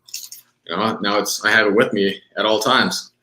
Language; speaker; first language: English; native; English